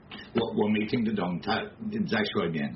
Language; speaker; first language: Chinese; non-native, fluent; English